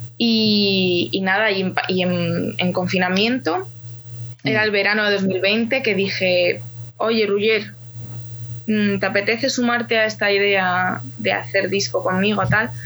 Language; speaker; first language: Spanish; early bilingual, other home language; Ukrainian